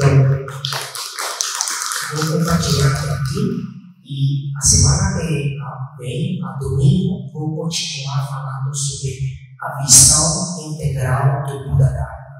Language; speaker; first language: Portuguese; non-native, fluent; Chinese